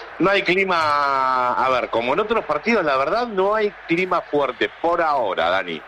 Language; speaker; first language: Spanish; native; Spanish